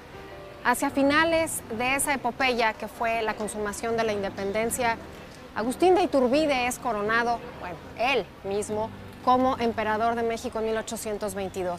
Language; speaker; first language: Spanish; native; Spanish